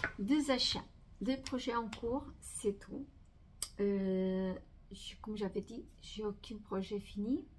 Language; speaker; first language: French; non-native, fluent; Portuguese